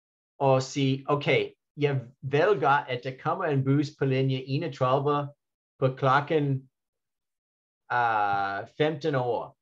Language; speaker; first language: Danish; non-native, fluent; English